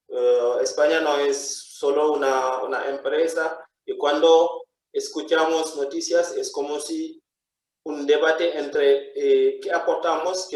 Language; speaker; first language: Spanish; non-native, fluent; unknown